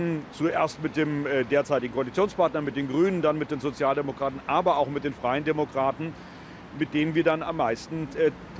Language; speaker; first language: German; native; German